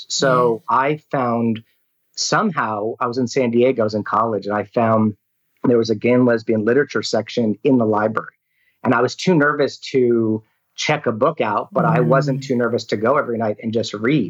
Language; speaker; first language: English; native; English